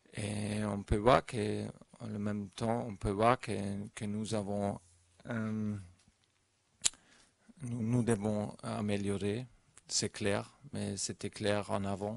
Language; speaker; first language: French; non-native, learner; German